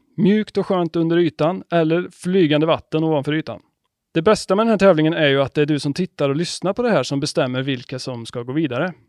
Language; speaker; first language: Swedish; native; Swedish